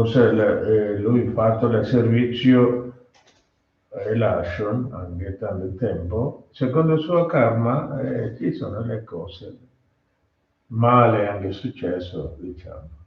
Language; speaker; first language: Italian; non-native, learner; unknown